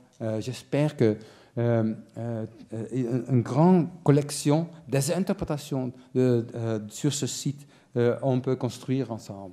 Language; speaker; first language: French; non-native, fluent; Dutch